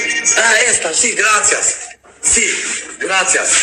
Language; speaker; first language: Spanish; non-native, learner; Albanian